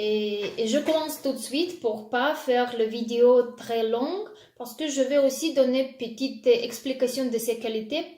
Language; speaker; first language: French; non-native, fluent; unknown